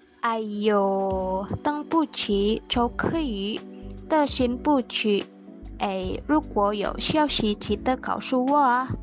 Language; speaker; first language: Chinese; non-native, learner; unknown